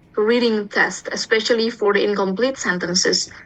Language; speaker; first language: English; non-native, fluent; Indonesian